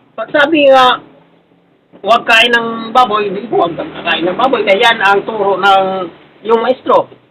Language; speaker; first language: Filipino; non-native, local second language; Cebuano